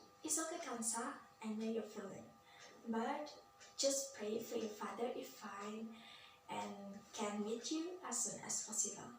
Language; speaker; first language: English; non-native, learner; Indonesian